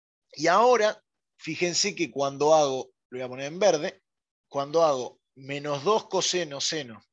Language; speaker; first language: Spanish; native; Spanish